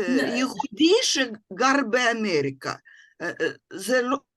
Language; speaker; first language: Hebrew; non-native, fluent; Russian